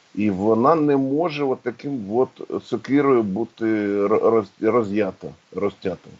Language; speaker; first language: Ukrainian; native; Ukrainian